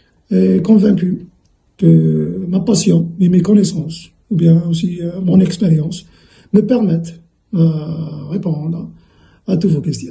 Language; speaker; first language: French; non-native, local second language; Arabic